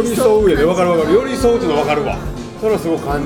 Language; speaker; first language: Japanese; native; Japanese